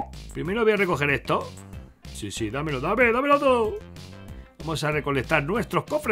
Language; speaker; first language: Spanish; native; Spanish